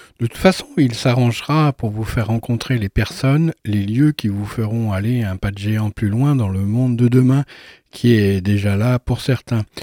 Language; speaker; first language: French; native; French